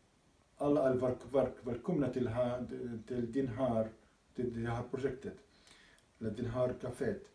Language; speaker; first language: Swedish; non-native, learner; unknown